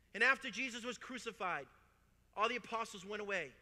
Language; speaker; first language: English; native; English